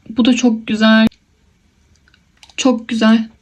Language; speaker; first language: Turkish; native; Turkish